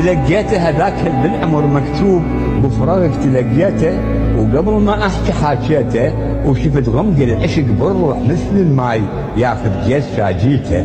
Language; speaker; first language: Arabic; native; Arabic